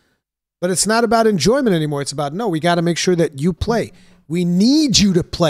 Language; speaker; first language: English; native; English